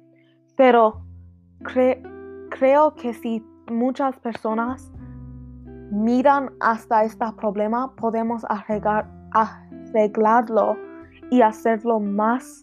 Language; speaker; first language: Spanish; non-native, learner; English